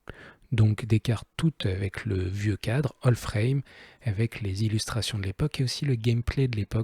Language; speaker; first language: French; native; French